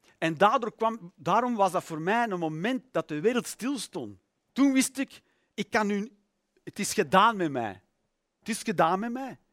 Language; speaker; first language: Dutch; native; Dutch